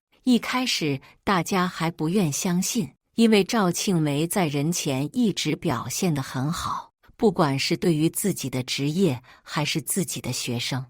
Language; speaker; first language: Chinese; native; Chinese